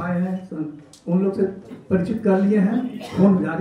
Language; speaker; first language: Hindi; native; Hindi